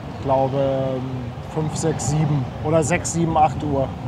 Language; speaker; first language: German; native; German